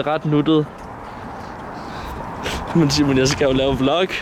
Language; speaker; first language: Danish; native; Danish